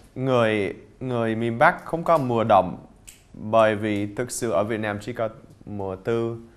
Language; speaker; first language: Vietnamese; non-native, fluent; English